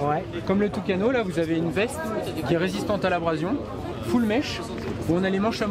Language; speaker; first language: French; native; French